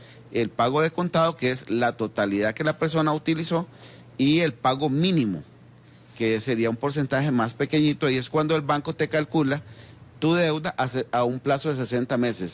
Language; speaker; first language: Spanish; native; Spanish